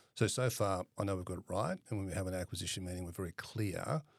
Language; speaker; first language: English; native; English